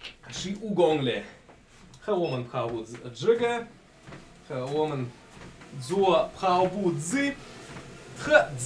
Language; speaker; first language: Chinese; non-native, learner; Russian